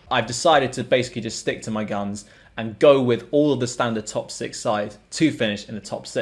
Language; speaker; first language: English; native; English